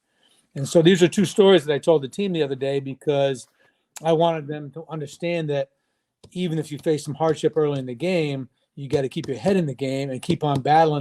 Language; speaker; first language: English; native; English